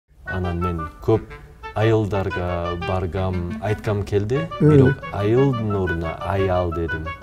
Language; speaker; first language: Kyrgyz; non-native, learner; English